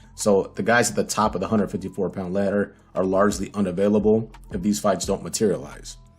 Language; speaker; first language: English; native; English